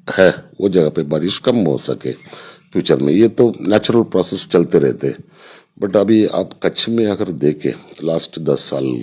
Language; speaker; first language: Hindi; non-native, local second language; Gujarati